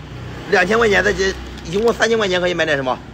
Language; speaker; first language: Chinese; native; Chinese